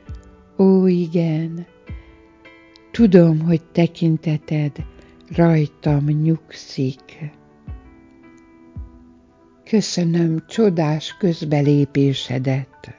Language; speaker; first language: Hungarian; native; Hungarian